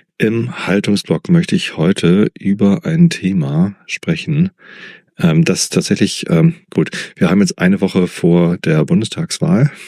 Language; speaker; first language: German; native; German